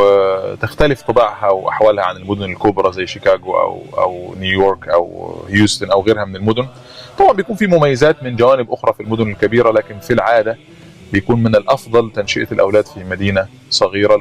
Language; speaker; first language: Arabic; native; Arabic